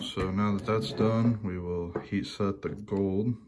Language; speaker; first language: English; native; English